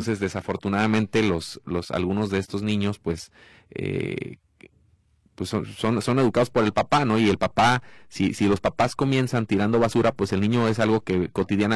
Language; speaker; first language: Spanish; native; Spanish